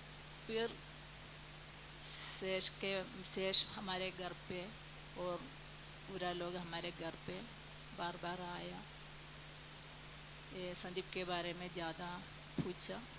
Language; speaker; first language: Hindi; non-native, local second language; Malayalam